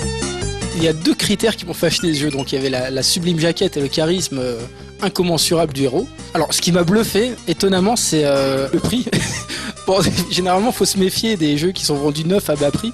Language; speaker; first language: French; native; French